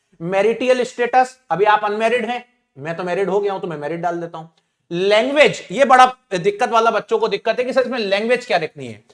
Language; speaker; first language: Hindi; native; Hindi